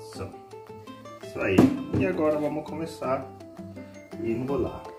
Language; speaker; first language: Portuguese; non-native, learner; German